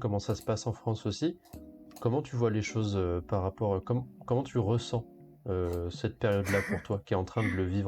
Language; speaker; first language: French; native; French